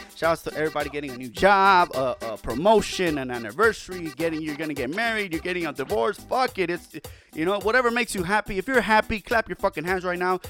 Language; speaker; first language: Spanish; early bilingual, heritage; Spanish